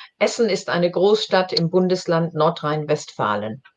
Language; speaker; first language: German; non-native, learner; English